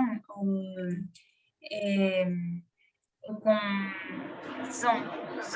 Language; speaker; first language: French; non-native, learner; Spanish